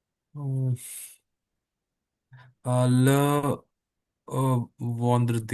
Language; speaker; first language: French; non-native, learner; Hindi